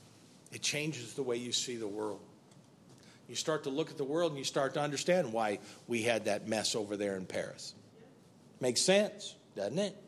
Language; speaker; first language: English; native; English